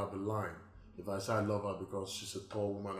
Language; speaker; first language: English; non-native, local second language; Igbo